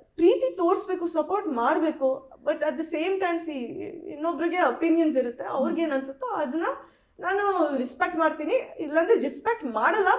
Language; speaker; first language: Kannada; early bilingual, heritage; Kannada